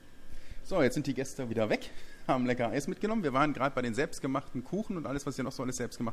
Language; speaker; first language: German; native; German